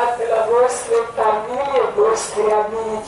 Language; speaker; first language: Italian; non-native, learner; Croatian